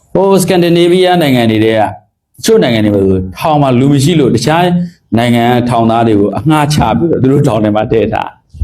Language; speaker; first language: Burmese; native; Burmese